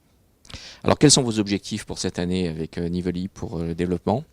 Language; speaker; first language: French; native; French